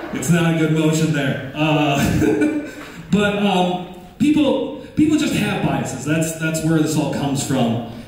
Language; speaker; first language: English; native; English